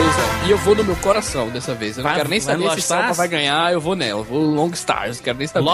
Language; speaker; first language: Portuguese; native; Portuguese